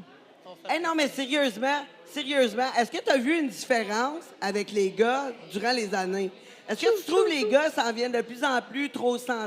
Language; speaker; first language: French; native; French